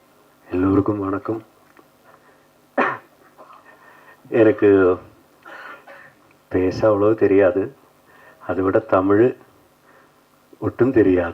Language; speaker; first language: Tamil; non-native, learner; Malayalam